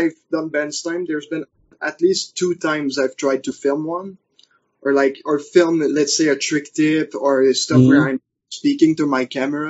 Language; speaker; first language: English; non-native, fluent; French